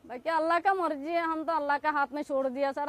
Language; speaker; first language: Hindi; non-native, fluent; Rohingya